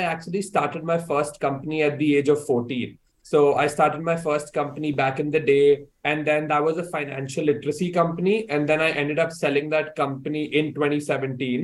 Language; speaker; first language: English; non-native, local second language; Hindi